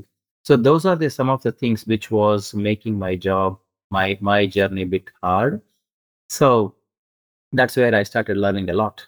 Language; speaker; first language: English; non-native, local second language; Kannada